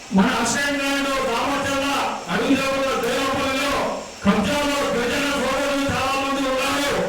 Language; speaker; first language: Telugu; non-native, local second language; Lambadi